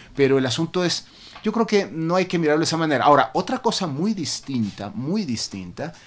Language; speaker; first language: Spanish; native; Spanish